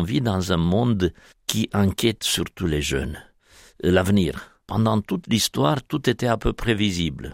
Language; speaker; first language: French; non-native, fluent; Romanian